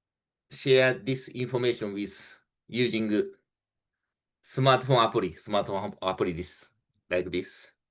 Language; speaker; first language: English; non-native, fluent; Japanese